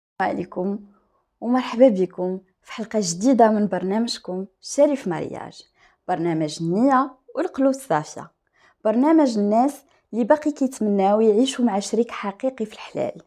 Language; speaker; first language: Arabic; native; Arabic